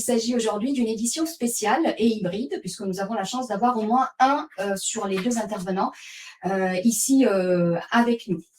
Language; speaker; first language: French; native; French